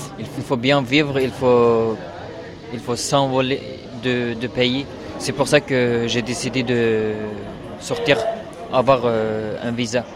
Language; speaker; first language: French; non-native, learner; Uyghur